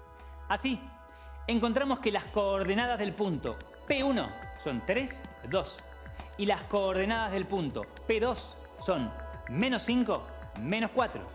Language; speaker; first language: Spanish; native; Spanish